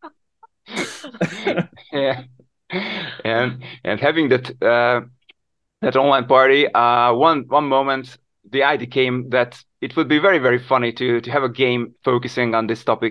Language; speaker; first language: English; non-native, fluent; Hungarian